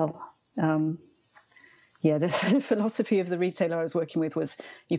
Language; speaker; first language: English; native; English